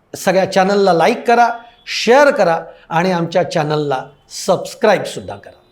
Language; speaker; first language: Marathi; native; Marathi